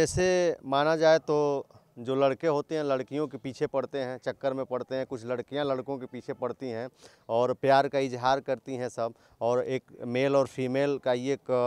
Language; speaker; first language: Hindi; native; Hindi